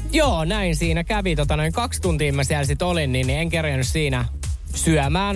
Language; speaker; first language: Finnish; native; Finnish